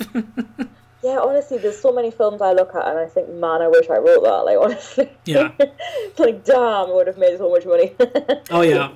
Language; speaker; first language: English; native; English